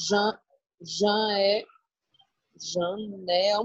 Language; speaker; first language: French; non-native, learner; Portuguese